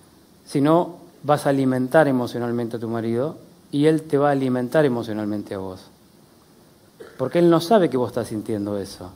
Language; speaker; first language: Spanish; native; Spanish